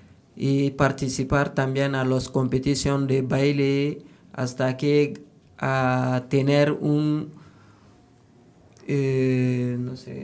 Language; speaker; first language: Spanish; non-native, learner; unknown